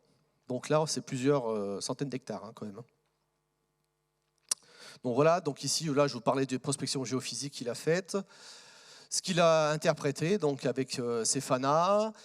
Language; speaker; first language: French; native; French